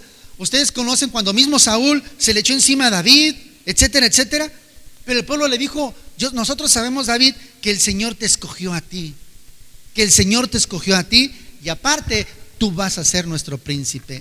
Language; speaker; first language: Spanish; native; Spanish